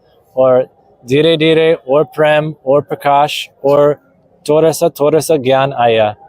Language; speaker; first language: Hindi; non-native, learner; English